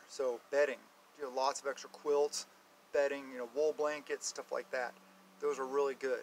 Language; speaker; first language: English; native; English